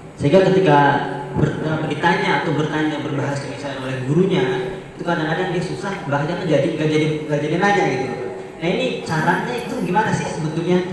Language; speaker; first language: Indonesian; non-native, local second language; Achinese